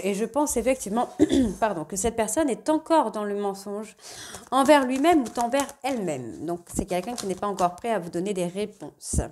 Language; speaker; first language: French; native; French